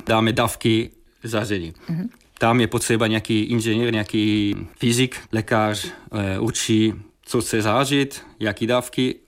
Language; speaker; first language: Czech; non-native, fluent; Italian